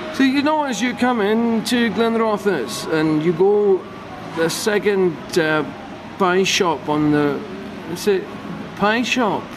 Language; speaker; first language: English; non-native, local second language; Afrikaans